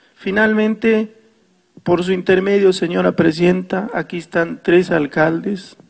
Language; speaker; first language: Spanish; non-native, local second language; Quechua